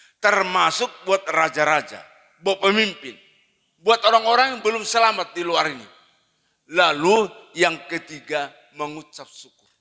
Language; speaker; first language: Indonesian; non-native, local second language; Batak Toba